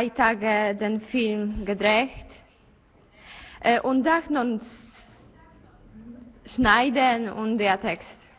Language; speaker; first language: German; non-native, learner; Polish